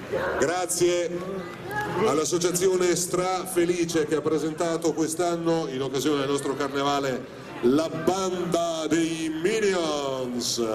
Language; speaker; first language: Italian; native; Italian